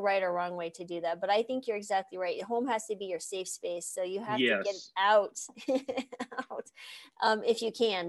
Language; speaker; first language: English; native; English